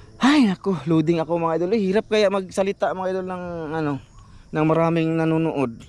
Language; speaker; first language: Filipino; non-native, local second language; Cebuano